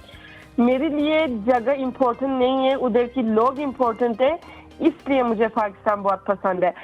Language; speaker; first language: Hindi; non-native, fluent; Turkish